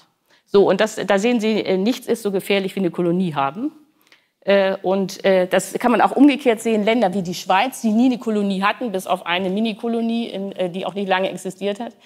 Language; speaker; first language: German; native; German